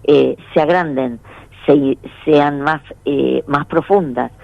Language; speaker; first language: Spanish; native; Spanish